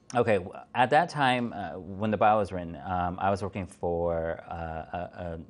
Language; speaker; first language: English; native; English